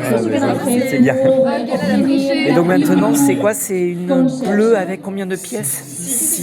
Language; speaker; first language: French; native; French